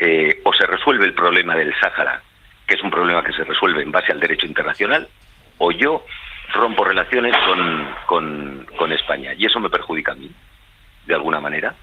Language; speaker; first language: Spanish; native; Spanish